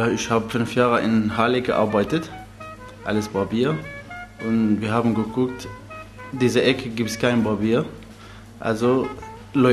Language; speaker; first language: German; non-native, learner; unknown